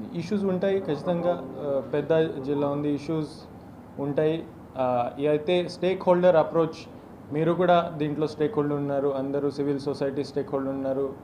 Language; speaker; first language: Telugu; non-native, local second language; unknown